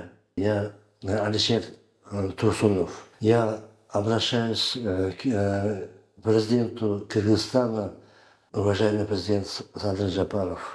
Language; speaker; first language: Russian; non-native, learner; Uzbek